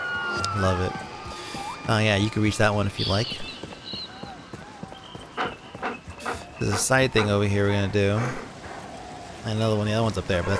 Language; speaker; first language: English; native; English